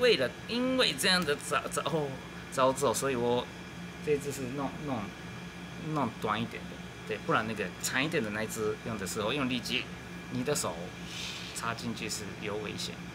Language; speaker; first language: Chinese; non-native, learner; Japanese